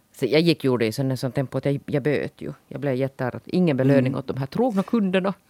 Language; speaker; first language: Swedish; native; Swedish